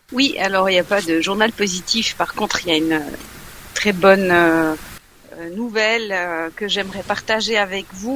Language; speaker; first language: French; native; French